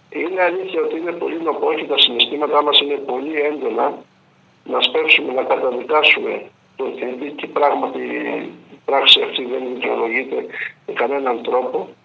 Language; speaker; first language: Greek; native; Greek